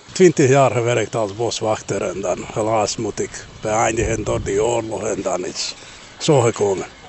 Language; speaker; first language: Dutch; non-native, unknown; Bosnian